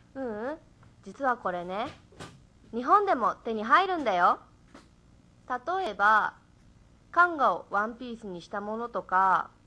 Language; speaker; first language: Japanese; native; Japanese